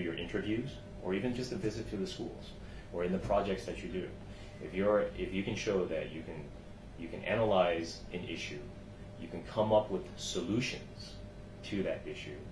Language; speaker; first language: English; early bilingual, other home language; Chinese